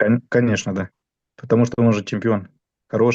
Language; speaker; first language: Russian; non-native, fluent; Romanian